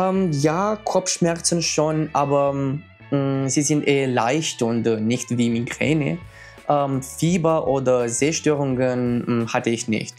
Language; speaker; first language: German; non-native, fluent; Romanian